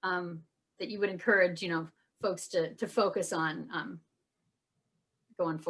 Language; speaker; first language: English; native; English